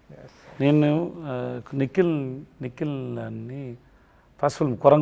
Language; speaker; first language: Telugu; non-native, learner; Tamil